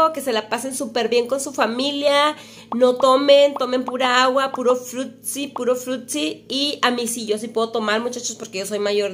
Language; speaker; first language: Spanish; native; Spanish